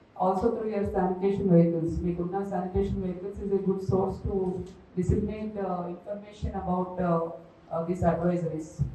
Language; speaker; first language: English; non-native, local second language; Telugu